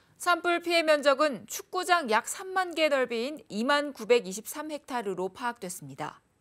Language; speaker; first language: Korean; native; Korean